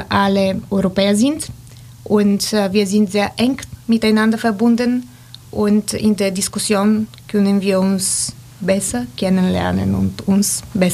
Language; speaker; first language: German; non-native, fluent; Bulgarian